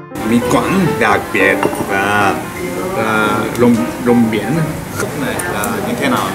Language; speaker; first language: Vietnamese; non-native, learner; Japanese